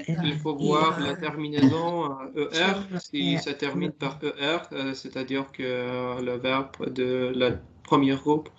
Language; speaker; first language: French; non-native, learner; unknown